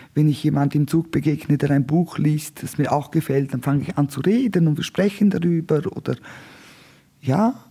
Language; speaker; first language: German; non-native, local second language; Romansh